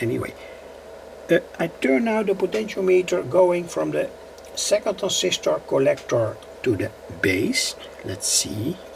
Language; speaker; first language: English; non-native, fluent; Dutch